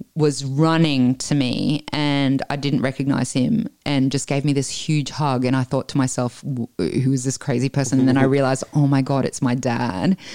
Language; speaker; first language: English; early bilingual, other home language; Italian